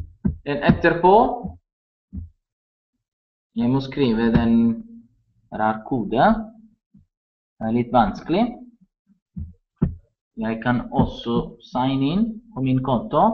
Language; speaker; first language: Norwegian; non-native, learner; Italian